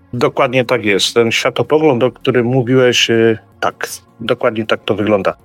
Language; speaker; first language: Polish; early bilingual, heritage; Polish